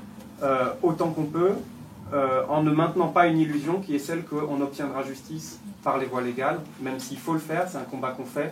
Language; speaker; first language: French; native; French